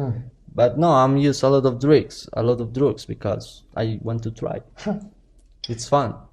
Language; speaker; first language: English; non-native, learner; Spanish